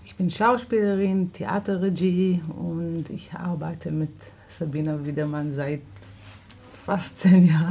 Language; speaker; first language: German; non-native, fluent; Hebrew